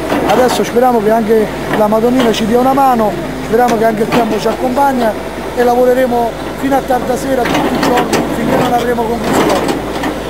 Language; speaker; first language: Italian; native; Italian